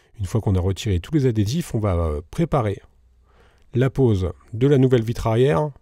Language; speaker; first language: French; native; French